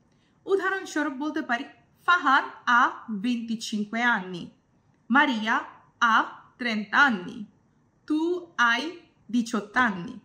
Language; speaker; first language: Italian; non-native, fluent; Bangla